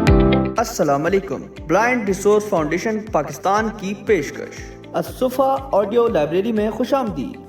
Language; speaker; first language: Urdu; native; Urdu